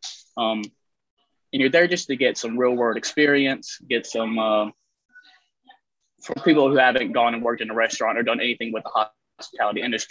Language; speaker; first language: English; native; English